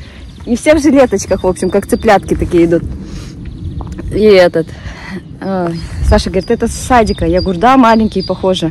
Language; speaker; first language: Russian; native; Russian